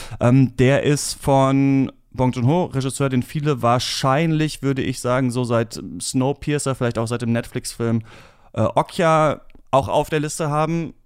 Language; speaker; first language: German; native; German